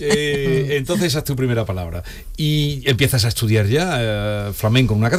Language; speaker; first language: Spanish; native; Spanish